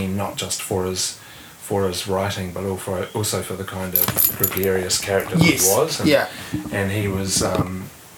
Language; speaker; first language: English; native; English